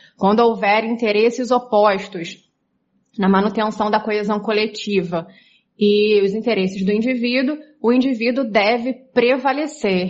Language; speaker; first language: Portuguese; native; Portuguese